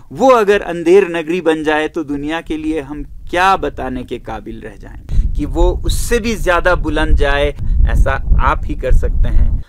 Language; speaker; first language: Hindi; non-native, local second language; Ladakhi